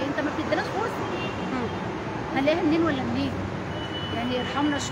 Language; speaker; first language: Arabic; native; Arabic